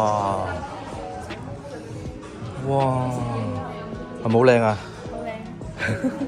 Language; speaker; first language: Chinese; native; Chinese